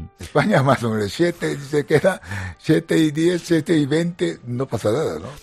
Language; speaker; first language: Spanish; non-native, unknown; Japanese